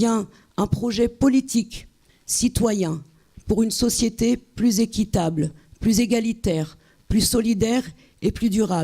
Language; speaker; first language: French; native; French